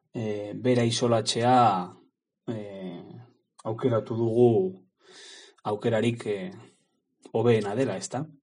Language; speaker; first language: Basque; non-native, learner; Spanish